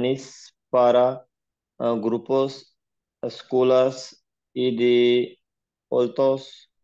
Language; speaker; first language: Spanish; non-native, learner; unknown